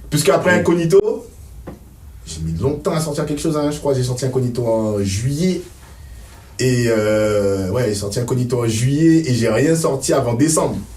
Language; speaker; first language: French; native; French